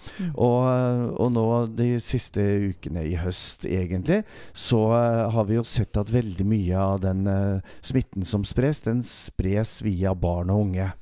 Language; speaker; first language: Norwegian; native; Norwegian